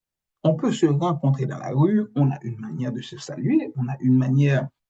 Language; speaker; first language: French; non-native, local second language; Haitian Creole